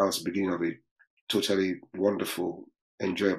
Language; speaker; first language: English; non-native, local second language; Yoruba